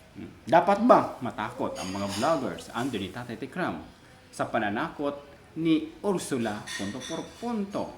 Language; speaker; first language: Filipino; non-native, local second language; Cebuano